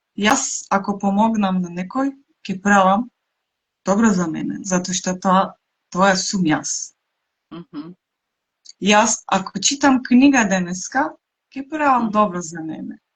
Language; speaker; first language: Macedonian; non-native, local second language; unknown